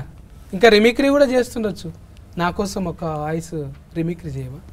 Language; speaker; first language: Telugu; native; Telugu